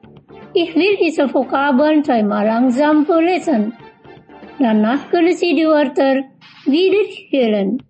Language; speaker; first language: German; non-native, fluent; Indonesian